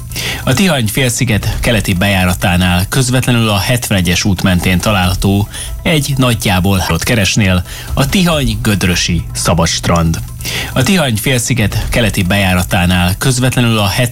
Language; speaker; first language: Hungarian; native; Hungarian